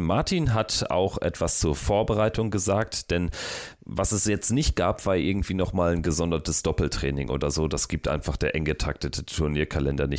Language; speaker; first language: German; native; German